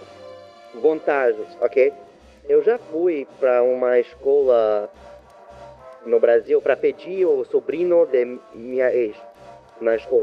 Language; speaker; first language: Portuguese; non-native, learner; French